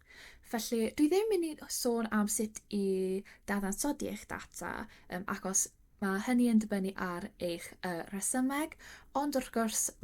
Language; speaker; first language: Welsh; non-native, fluent; English